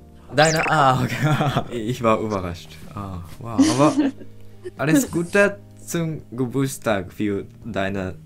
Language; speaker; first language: German; non-native, learner; Japanese